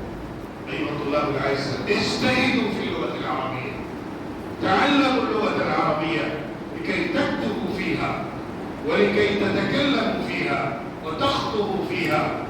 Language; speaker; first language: Arabic; non-native, fluent; Urdu